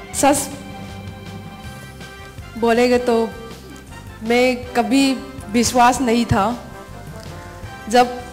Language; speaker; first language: Hindi; non-native, local second language; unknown